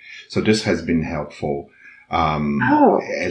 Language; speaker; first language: English; non-native, fluent; Portuguese